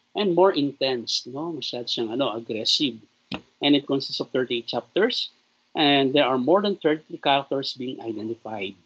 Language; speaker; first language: English; non-native, local second language; Filipino